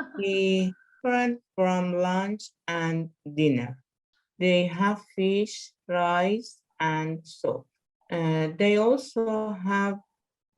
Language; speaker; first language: English; non-native, learner; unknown